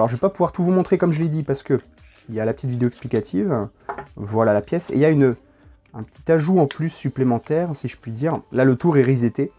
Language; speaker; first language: French; native; French